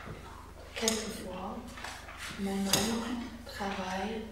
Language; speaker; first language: French; non-native, learner; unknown